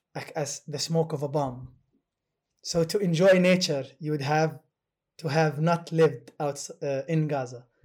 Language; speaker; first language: English; non-native, fluent; Arabic